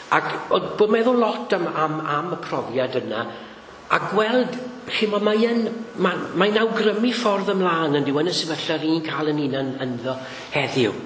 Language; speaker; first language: Welsh; native; Welsh